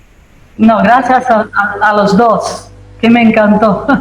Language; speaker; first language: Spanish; non-native, fluent; Italian